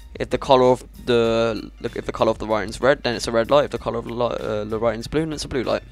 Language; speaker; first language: English; native; English